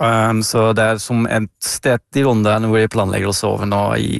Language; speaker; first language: Norwegian; non-native, fluent; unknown